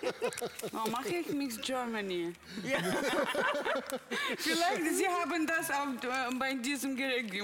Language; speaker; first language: German; non-native, fluent; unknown